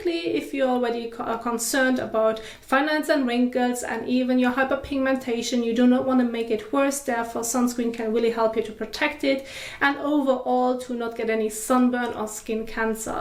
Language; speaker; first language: English; non-native, fluent; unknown